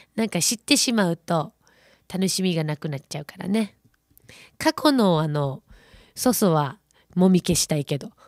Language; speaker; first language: Japanese; native; Japanese